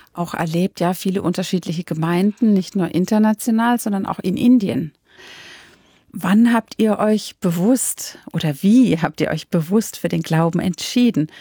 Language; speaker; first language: German; native; German